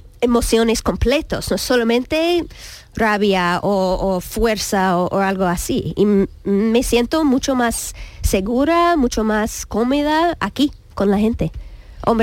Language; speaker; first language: Spanish; non-native, learner; English